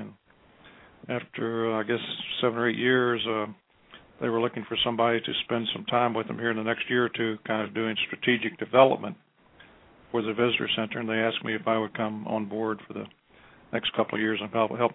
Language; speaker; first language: English; native; English